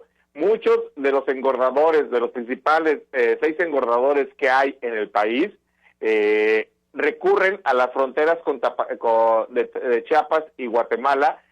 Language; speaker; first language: Spanish; native; Spanish